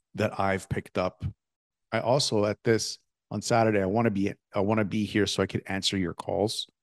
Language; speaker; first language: English; native; English